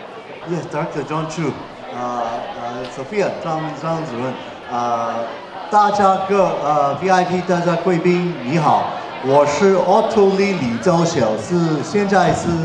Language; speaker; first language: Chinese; non-native, learner; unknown